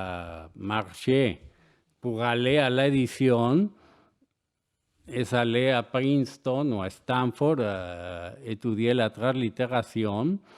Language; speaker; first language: French; non-native, learner; Spanish